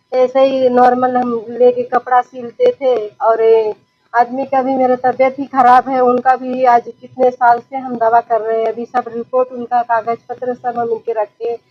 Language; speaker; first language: Hindi; native; Hindi